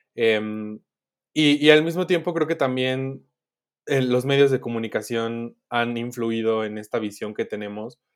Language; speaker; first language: Spanish; native; Spanish